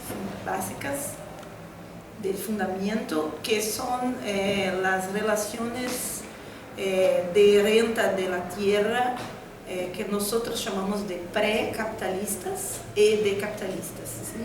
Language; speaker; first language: Spanish; non-native, fluent; Portuguese